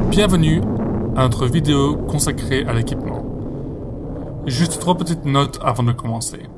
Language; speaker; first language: French; native; French